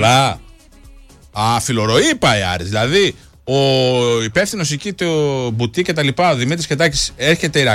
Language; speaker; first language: Greek; native; Greek